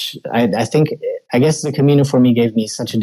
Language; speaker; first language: English; non-native, fluent; German